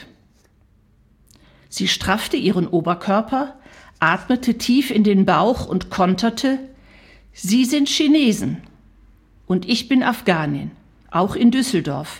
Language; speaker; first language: German; native; German